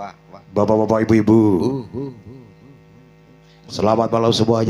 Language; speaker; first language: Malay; non-native, local second language; Javanese